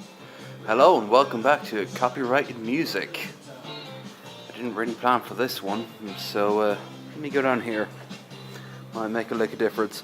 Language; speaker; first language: English; native; English